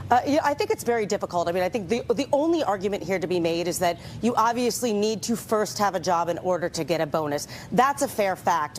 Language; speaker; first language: English; native; English